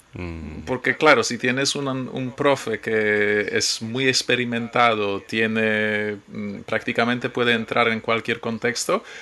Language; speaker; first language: Spanish; non-native, fluent; Polish